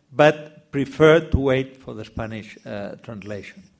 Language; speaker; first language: English; non-native, fluent; Spanish